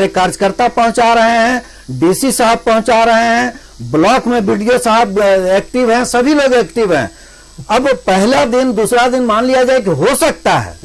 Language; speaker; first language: Hindi; native; Hindi